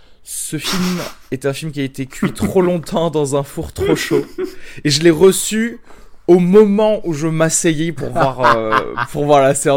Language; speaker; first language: French; native; French